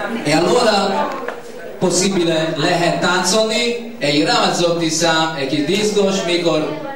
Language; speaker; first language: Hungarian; non-native, learner; Italian